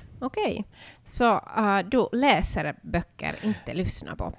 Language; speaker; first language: Swedish; non-native, local second language; Finnish